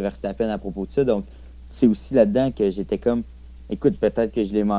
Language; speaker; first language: French; native; French